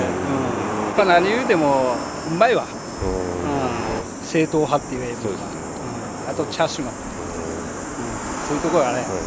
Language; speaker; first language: Japanese; native; Japanese